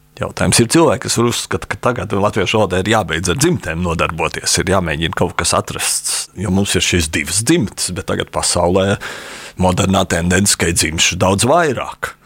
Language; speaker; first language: Latvian; native; Latvian